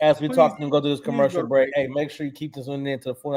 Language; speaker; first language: English; native; English